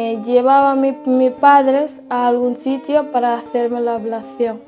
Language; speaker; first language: Spanish; non-native, learner; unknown